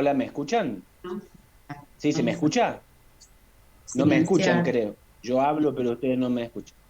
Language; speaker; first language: Spanish; native; Spanish